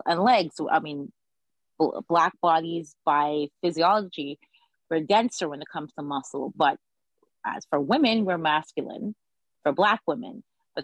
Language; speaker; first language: English; native; English